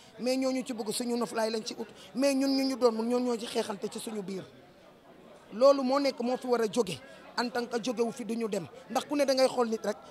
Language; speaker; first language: Wolof; non-native, local second language; Serer